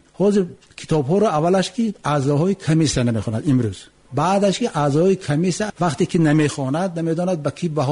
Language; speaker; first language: Tajik; native; Tajik